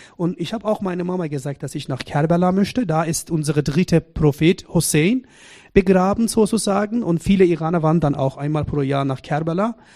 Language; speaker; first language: German; non-native, fluent; Persian